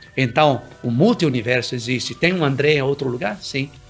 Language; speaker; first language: Portuguese; early bilingual, other home language; Italian